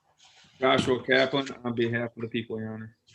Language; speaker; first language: English; native; English